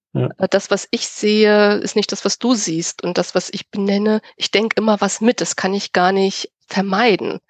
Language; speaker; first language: German; native; German